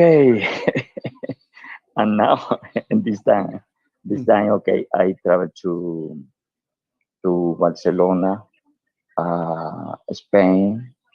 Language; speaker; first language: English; non-native, learner; Spanish